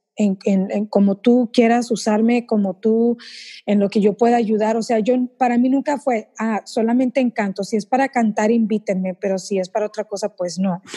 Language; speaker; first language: Spanish; early bilingual, heritage; Spanish